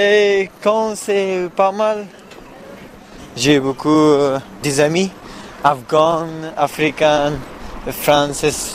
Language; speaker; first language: French; non-native, learner; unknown